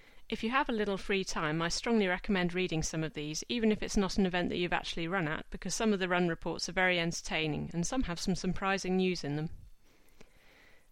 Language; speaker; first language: English; native; English